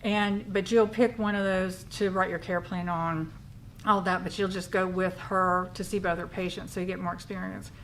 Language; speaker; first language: English; native; English